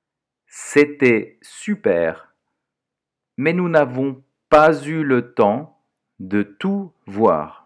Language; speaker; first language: French; non-native, fluent; Portuguese